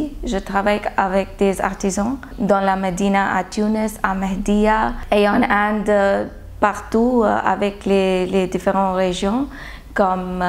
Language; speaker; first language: French; non-native, learner; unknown